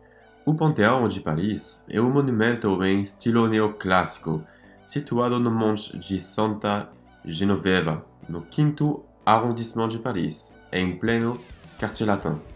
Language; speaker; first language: Portuguese; non-native, fluent; French